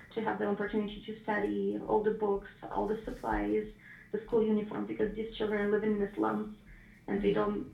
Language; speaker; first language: English; non-native, fluent; Ukrainian